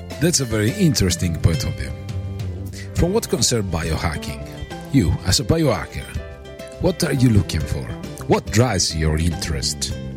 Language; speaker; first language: English; non-native, fluent; Italian